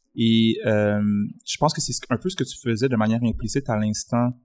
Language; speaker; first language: French; early bilingual, other home language; Arabic